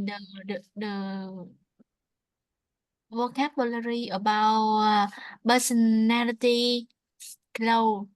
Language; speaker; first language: English; non-native, learner; Vietnamese